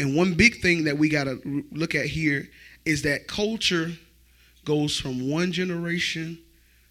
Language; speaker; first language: English; native; English